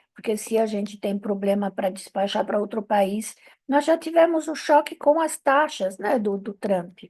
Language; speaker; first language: Portuguese; non-native, fluent; Italian